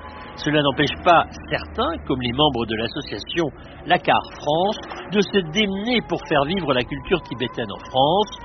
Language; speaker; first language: French; native; French